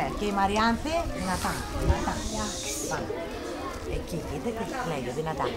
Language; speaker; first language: Greek; native; Greek